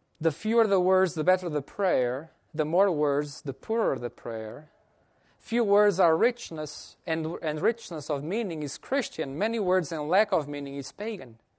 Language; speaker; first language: English; non-native, fluent; Portuguese